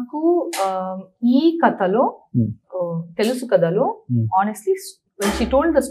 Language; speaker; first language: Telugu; non-native, learner; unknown